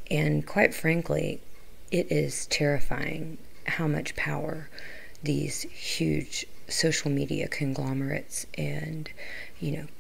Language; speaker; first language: English; native; English